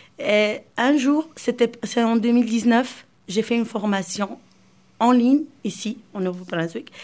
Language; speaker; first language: French; non-native, local second language; Arabic